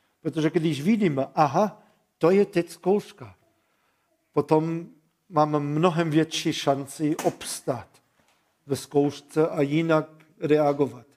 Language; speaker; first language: Czech; non-native, fluent; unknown